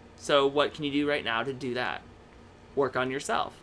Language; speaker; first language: English; native; English